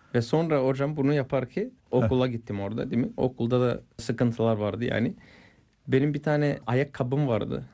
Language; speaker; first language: Turkish; non-native, fluent; Bulgarian